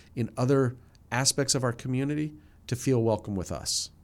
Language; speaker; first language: English; native; English